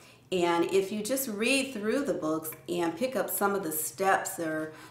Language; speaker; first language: English; native; English